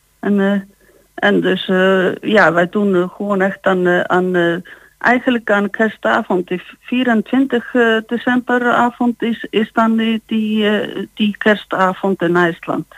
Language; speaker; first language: Dutch; non-native, fluent; Icelandic